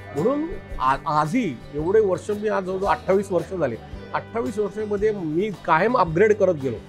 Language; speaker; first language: Marathi; non-native, local second language; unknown